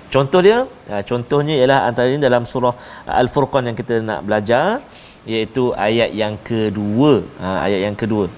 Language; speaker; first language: Malay; native; Malay